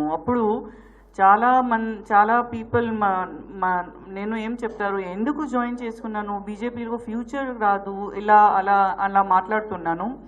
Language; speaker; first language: Telugu; non-native, learner; Gujarati